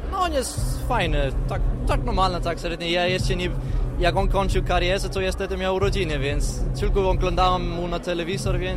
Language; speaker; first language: Polish; non-native, learner; Danish